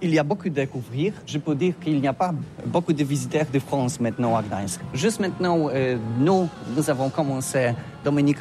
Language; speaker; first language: French; non-native, learner; Polish